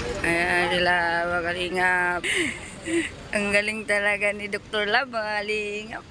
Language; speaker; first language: Filipino; non-native, local second language; Cebuano